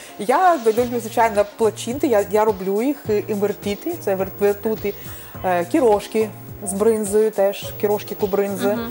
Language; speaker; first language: Ukrainian; non-native, local second language; Romanian